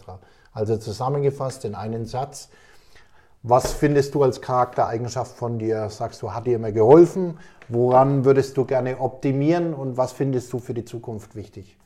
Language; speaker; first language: German; native; German